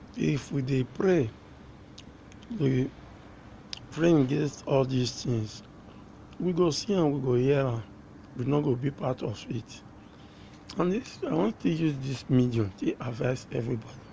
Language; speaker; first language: Nigerian Pidgin; native; Nigerian Pidgin